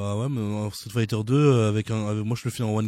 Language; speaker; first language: French; native; French